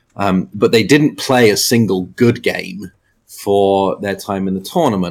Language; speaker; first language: English; native; English